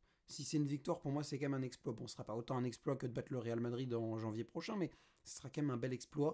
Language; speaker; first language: French; native; French